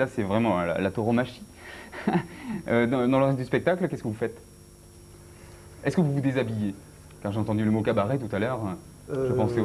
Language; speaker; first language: French; native; French